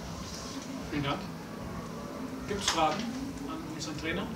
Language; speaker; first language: German; native; German